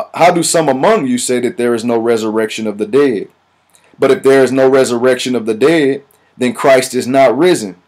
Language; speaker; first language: English; native; English